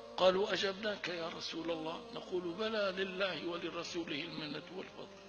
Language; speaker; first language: Arabic; early bilingual, other home language; Kurdish